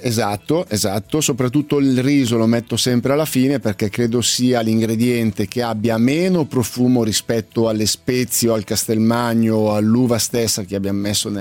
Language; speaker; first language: Italian; native; Italian